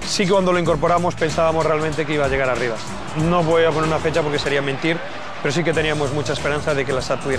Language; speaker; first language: Spanish; native; Spanish